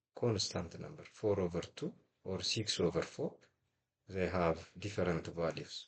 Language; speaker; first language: English; non-native, local second language; Amharic